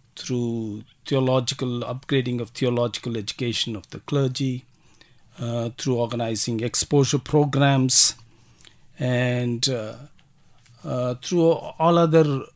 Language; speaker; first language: English; non-native, local second language; Tamil